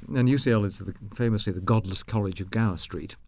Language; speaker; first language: English; native; English